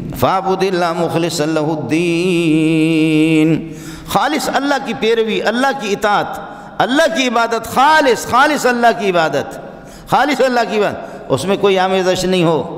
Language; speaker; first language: Urdu; non-native, local second language; Brahui